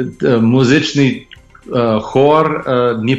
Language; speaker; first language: Ukrainian; early bilingual, heritage; English